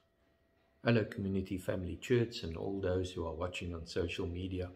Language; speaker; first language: English; non-native, local second language; Afrikaans